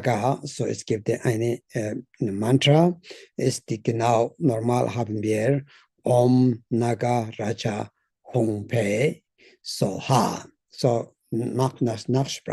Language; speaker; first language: German; non-native, learner; Tibetan